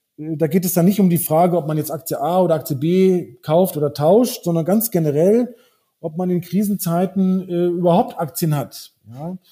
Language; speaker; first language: German; early bilingual, heritage; German